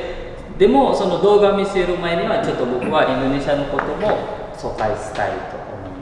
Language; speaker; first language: Japanese; non-native, learner; Indonesian